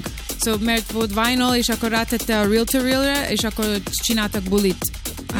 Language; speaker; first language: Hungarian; early bilingual, heritage; English